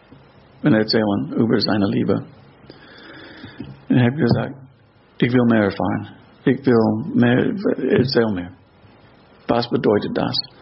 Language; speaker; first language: German; non-native, fluent; English